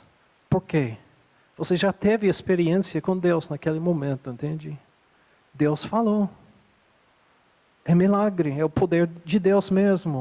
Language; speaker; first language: Portuguese; non-native, fluent; English